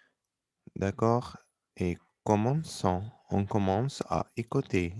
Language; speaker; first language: French; non-native, fluent; Arabic